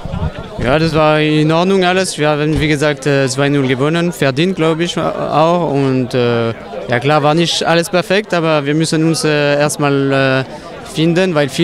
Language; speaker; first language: German; non-native, local second language; French